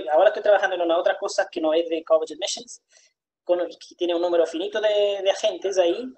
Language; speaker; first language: Spanish; non-native, fluent; Portuguese